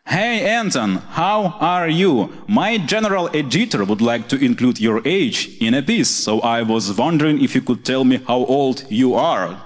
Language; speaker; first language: English; non-native, fluent; Ukrainian